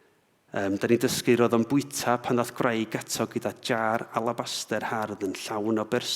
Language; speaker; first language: Welsh; native; Welsh